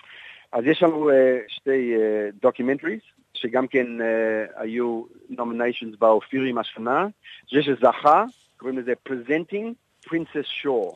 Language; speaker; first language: Hebrew; non-native, fluent; English